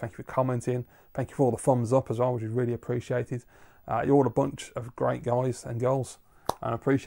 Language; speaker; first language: English; native; English